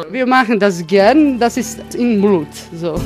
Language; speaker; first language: German; non-native, learner; Croatian